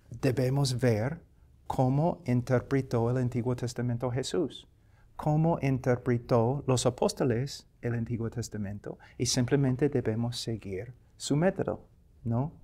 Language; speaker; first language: Spanish; non-native, fluent; English